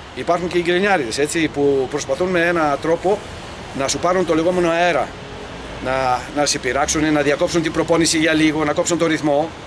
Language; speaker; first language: Greek; early bilingual, heritage; Bulgarian